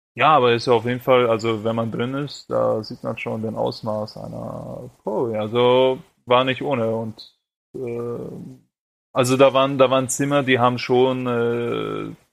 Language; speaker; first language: German; early bilingual, other home language; Romanian